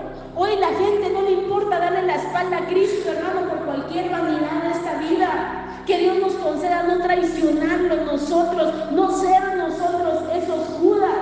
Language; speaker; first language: Spanish; native; Spanish